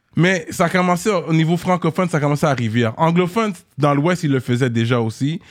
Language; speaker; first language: French; native; French